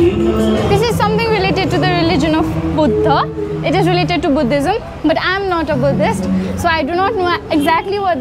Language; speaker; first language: English; non-native, local second language; Nepali